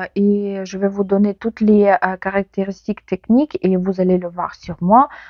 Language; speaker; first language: French; non-native, fluent; Ukrainian